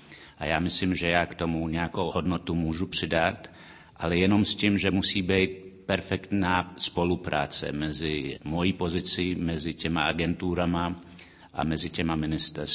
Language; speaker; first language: Czech; early bilingual, heritage; Czech